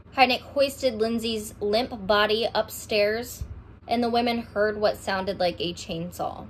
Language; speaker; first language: English; native; English